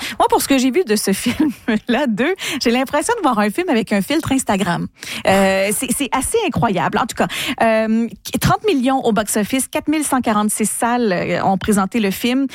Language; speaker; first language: French; native; French